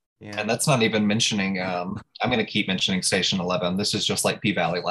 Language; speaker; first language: English; native; English